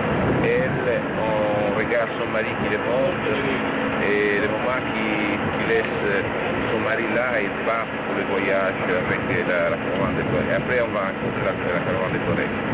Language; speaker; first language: French; non-native, learner; Italian